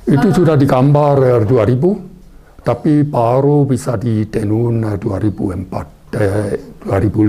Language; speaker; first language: Indonesian; non-native, fluent; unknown